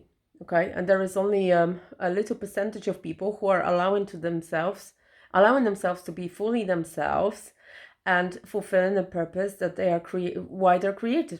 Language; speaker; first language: English; non-native, fluent; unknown